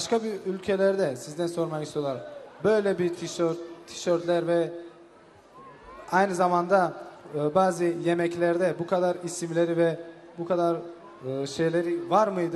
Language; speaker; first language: Turkish; non-native, fluent; Tajik